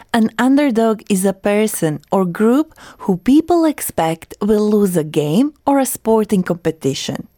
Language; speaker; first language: English; non-native, fluent; Croatian